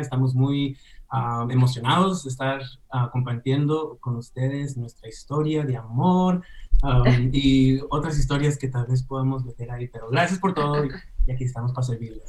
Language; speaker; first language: Spanish; early bilingual, heritage; Spanish